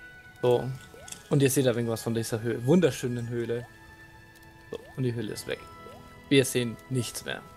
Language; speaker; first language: German; native; German